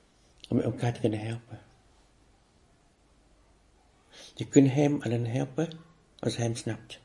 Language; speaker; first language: Dutch; non-native, fluent; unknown